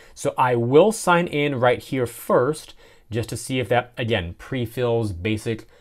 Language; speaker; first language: English; native; English